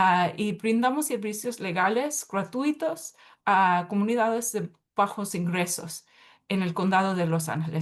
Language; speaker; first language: Spanish; early bilingual, heritage; Spanish